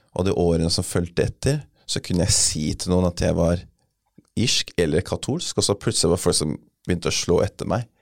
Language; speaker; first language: Norwegian; early bilingual, other home language; English